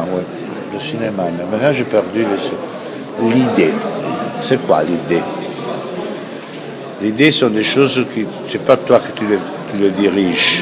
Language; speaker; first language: French; non-native, fluent; Italian